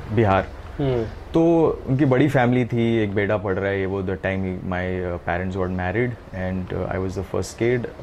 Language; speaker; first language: Hindi; native; Hindi